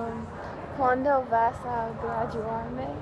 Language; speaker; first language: Spanish; non-native, learner; English